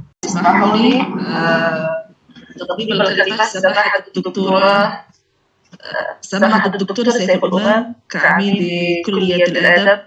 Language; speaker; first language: Arabic; non-native, fluent; Indonesian